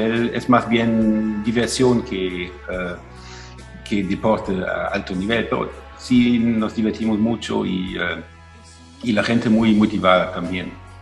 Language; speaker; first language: Spanish; non-native, fluent; German